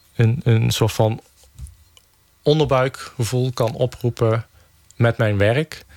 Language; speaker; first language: Dutch; native; Dutch